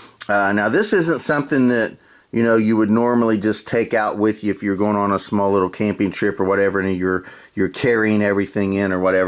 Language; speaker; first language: English; native; English